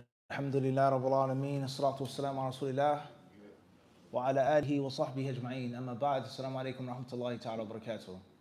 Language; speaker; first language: Arabic; non-native, fluent; English